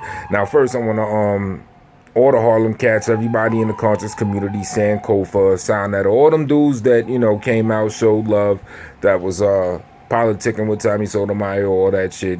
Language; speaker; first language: English; native; English